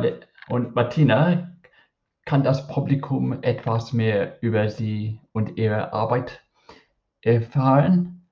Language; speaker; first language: German; non-native, learner; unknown